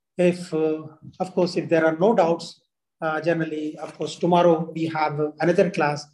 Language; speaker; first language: English; non-native, local second language; Telugu